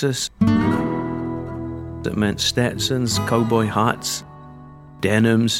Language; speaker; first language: English; native; English